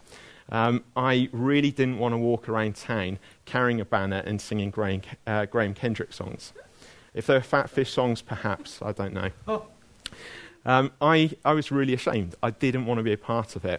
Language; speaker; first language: English; native; English